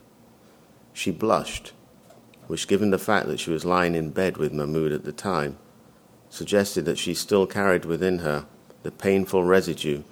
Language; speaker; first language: English; native; English